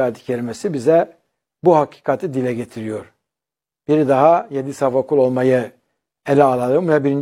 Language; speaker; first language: Turkish; native; Turkish